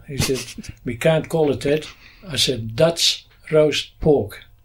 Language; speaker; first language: English; non-native, fluent; Dutch